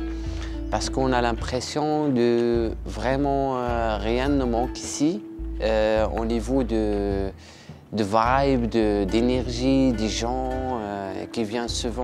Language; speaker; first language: French; non-native, local second language; Arabic